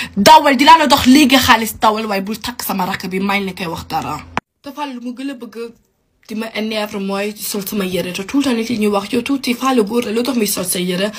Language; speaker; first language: Wolof; early bilingual, heritage; Wolof